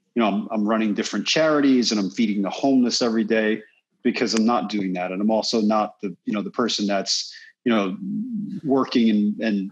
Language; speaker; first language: English; native; English